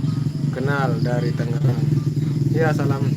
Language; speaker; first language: Indonesian; native; Indonesian